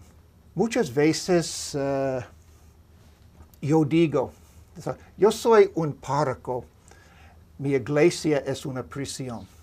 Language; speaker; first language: Spanish; non-native, learner; English